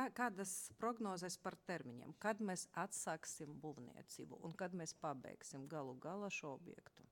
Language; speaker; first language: Latvian; non-native, local second language; Russian